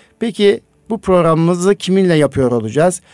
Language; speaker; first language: Turkish; native; Turkish